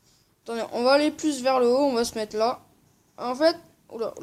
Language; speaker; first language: French; native; French